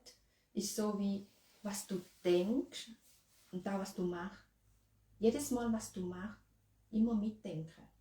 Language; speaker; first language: German; non-native, learner; Thai